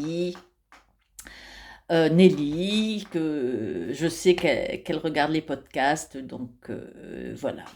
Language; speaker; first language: French; native; French